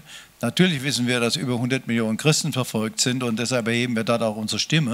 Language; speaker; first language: German; native; German